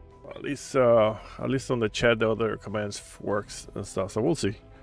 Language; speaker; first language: English; non-native, local second language; Spanish